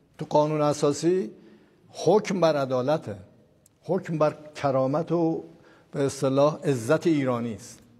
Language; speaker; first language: Persian; non-native, local second language; Azerbaijani